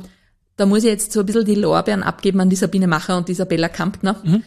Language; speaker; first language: German; native; German